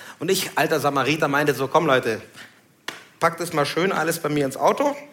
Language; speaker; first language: German; early bilingual, other home language; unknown